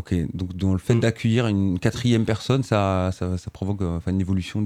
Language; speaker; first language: French; native; French